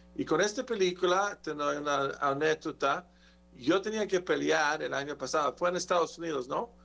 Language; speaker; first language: Spanish; native; Spanish